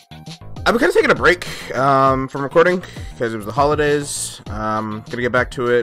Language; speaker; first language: English; native; English